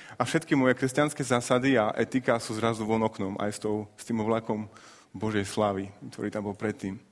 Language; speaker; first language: Slovak; native; Slovak